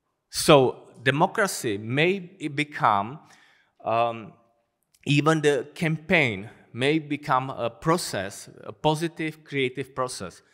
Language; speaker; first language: English; non-native, fluent; Czech